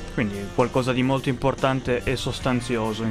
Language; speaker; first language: Italian; native; Italian